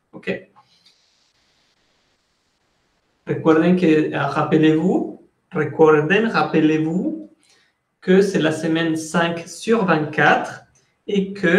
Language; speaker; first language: French; non-native, fluent; Spanish